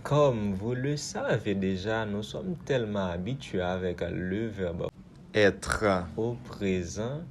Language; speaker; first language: French; non-native, local second language; Haitian Creole